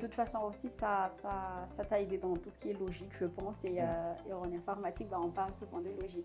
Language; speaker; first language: French; non-native, local second language; Malagasy